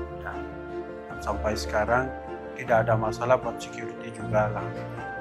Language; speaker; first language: Indonesian; non-native, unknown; Persian